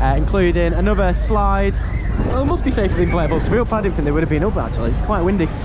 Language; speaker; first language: English; native; English